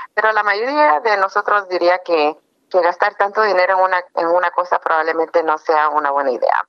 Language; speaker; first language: Spanish; early bilingual, heritage; Spanish